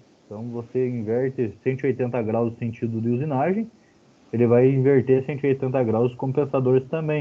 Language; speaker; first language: Portuguese; native; Portuguese